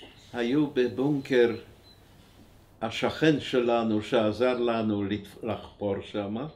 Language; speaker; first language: Hebrew; non-native, fluent; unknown